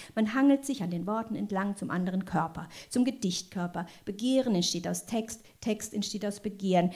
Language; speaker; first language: German; non-native, local second language; French